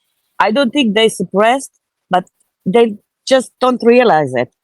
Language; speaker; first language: English; non-native, fluent; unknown